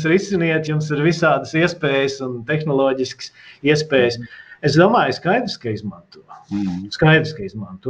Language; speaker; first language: Latvian; native; Latvian